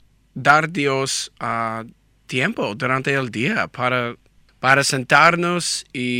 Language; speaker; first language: Spanish; non-native, learner; English